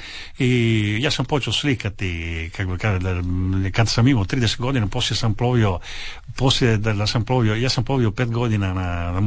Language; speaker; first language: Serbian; non-native, local second language; Italian